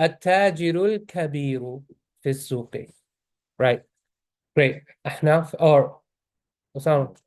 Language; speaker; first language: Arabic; non-native, fluent; English